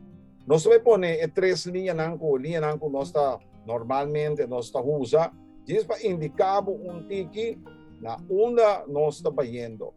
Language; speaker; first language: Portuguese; non-native, learner; Papiamento